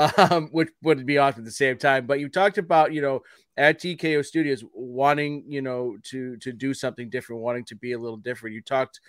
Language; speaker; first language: English; native; English